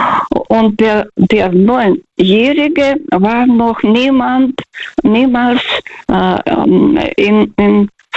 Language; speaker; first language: German; non-native, fluent; Russian